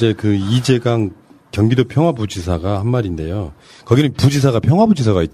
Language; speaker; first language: Korean; native; Korean